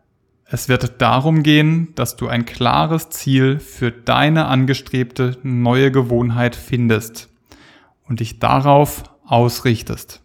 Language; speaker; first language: German; native; German